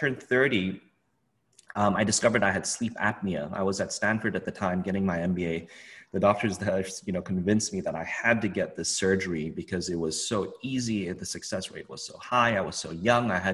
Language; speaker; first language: English; non-native, local second language; Cantonese